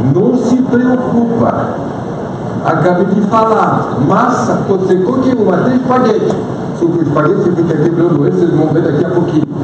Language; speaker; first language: Portuguese; non-native, fluent; French